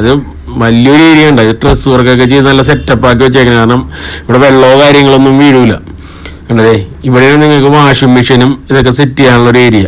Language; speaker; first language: Malayalam; native; Malayalam